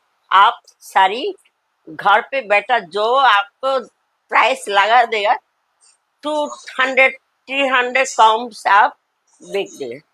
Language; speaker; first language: Hindi; non-native, local second language; Bangla